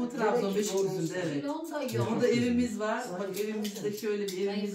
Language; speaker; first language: Turkish; native; Turkish